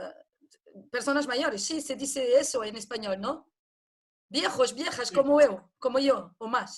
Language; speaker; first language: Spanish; non-native, fluent; Portuguese